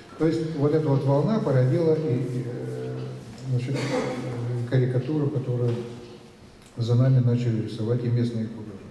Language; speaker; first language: Russian; native; Russian